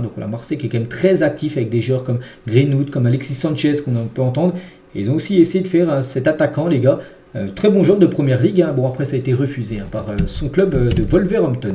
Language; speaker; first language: French; native; French